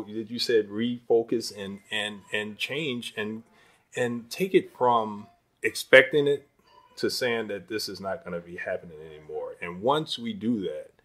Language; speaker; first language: English; native; English